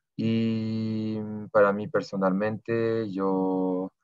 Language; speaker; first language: Spanish; non-native, fluent; French